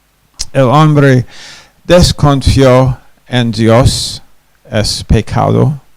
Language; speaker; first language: Spanish; non-native, fluent; English